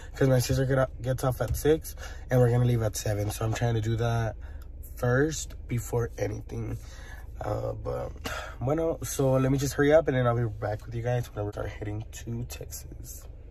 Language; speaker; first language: English; early bilingual, other home language; Spanish